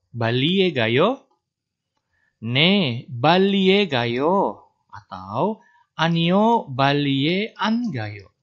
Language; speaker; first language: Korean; non-native, fluent; Indonesian